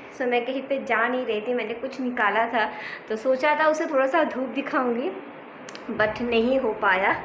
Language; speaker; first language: Hindi; non-native, local second language; Bangla